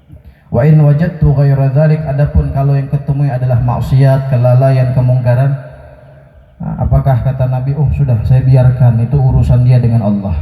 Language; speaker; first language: Indonesian; non-native, local second language; Banjar